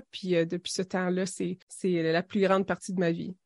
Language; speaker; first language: French; native; French